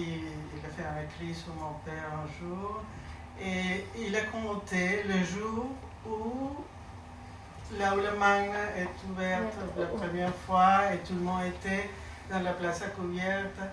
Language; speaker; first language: French; non-native, learner; Spanish